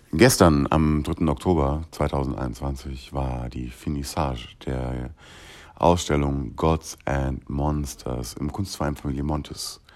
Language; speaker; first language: German; native; German